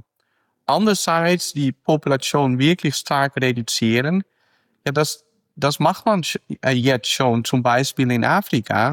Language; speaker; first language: German; non-native, fluent; Dutch